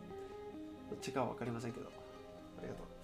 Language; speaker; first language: Japanese; non-native, learner; Spanish